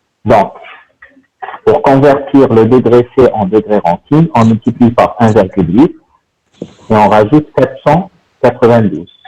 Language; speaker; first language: French; non-native, local second language; Arabic